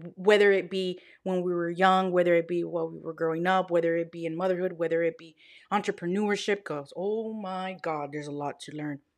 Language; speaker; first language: English; early bilingual, other home language; Spanish